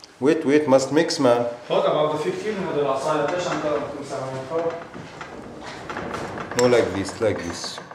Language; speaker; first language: English; non-native, learner; Arabic